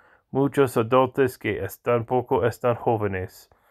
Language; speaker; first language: Spanish; non-native, learner; English